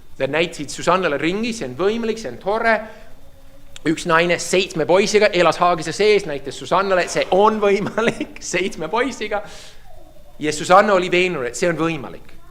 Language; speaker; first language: Estonian; early bilingual, heritage; Estonian